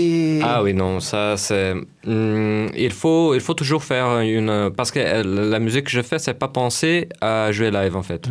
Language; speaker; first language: French; non-native, fluent; Portuguese